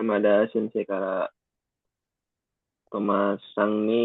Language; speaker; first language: Japanese; non-native, learner; Indonesian